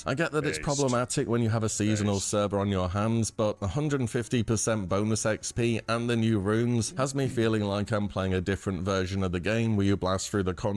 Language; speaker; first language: English; native; English